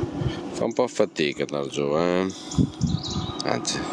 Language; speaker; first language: Italian; native; Italian